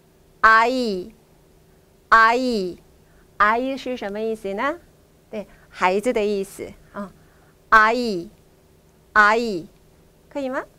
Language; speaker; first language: Chinese; non-native, fluent; Korean